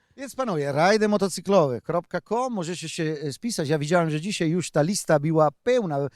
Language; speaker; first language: Polish; non-native, learner; Italian